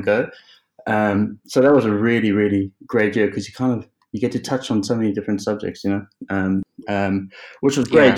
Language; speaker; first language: English; native; English